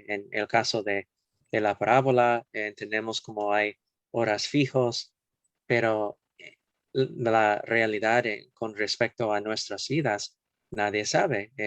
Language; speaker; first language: Spanish; non-native, fluent; English